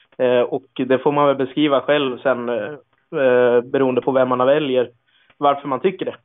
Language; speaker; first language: Swedish; native; Swedish